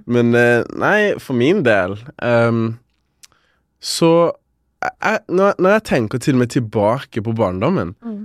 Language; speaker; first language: Norwegian; early bilingual, other home language; Kinyarwanda